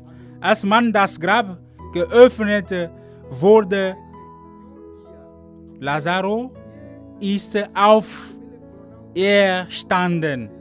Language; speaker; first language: German; non-native, learner; Ewe